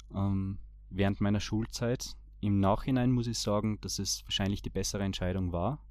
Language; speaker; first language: German; early bilingual, other home language; Bosnian